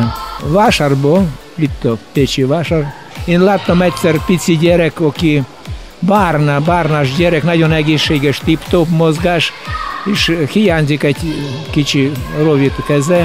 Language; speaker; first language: Hungarian; non-native, learner; Russian